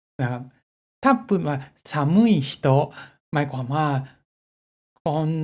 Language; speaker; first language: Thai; non-native, learner; Japanese